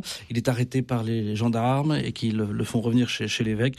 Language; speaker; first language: French; native; French